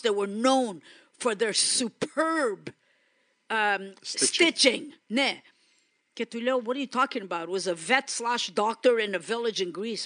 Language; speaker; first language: English; early bilingual, other home language; Greek